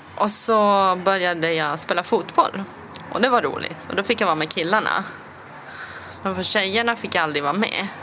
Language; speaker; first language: Swedish; early bilingual, other home language; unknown